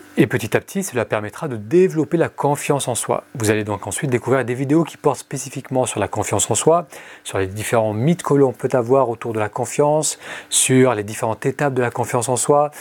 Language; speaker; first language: French; early bilingual, other home language; Arabic